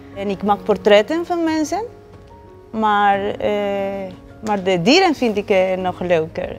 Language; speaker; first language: Dutch; non-native, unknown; Spanish